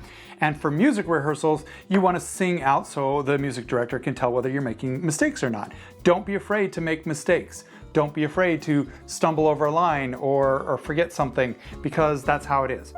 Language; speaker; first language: English; native; English